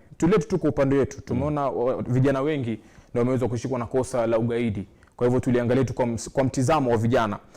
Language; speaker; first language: Swahili; native; Swahili